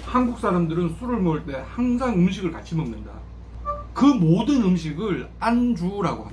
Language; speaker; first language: Korean; native; Korean